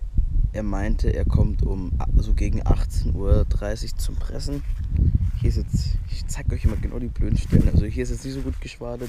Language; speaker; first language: German; native; German